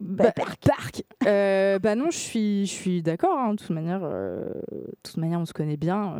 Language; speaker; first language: French; native; French